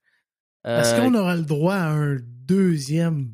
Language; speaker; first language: French; native; French